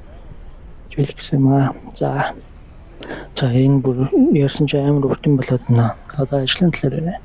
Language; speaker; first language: Mongolian; native; Mongolian